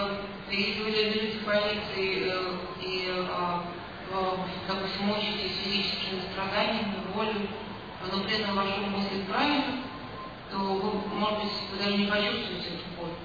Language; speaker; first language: Russian; native; Russian